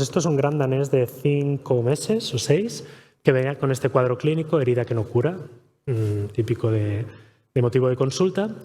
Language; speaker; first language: Spanish; native; Spanish